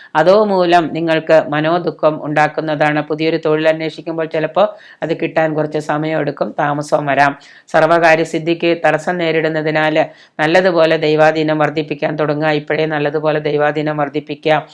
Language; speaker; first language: Malayalam; native; Malayalam